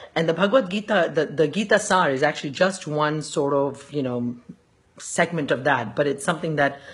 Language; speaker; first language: English; early bilingual, other home language; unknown